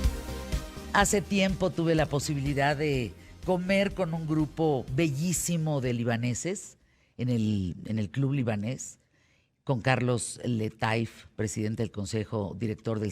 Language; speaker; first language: Spanish; native; Spanish